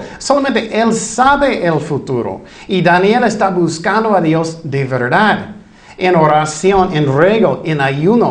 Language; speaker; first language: Spanish; non-native, fluent; English